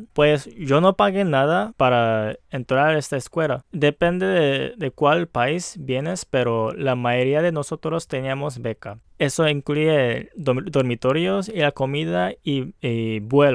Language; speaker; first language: Spanish; non-native, fluent; Japanese